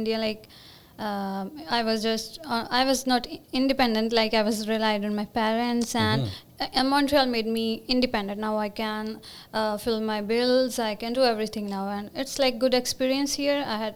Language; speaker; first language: English; non-native, local second language; Punjabi